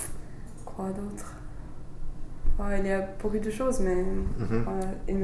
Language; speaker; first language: French; non-native, fluent; English